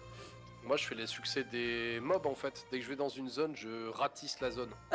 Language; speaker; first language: French; native; French